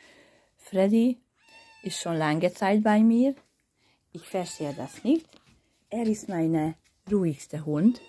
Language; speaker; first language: German; non-native, learner; Hungarian